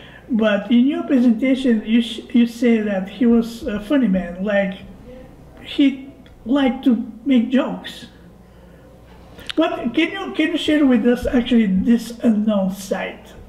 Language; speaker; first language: English; non-native, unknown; Bulgarian